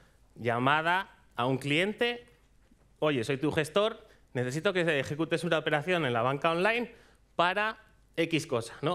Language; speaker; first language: Spanish; native; Spanish